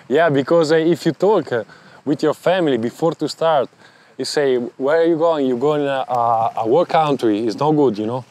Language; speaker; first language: English; non-native, learner; Italian